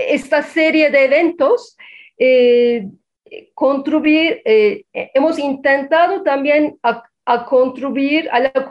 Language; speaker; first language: Spanish; non-native, fluent; Turkish